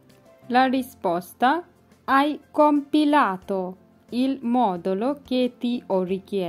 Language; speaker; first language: Italian; non-native, fluent; Bangla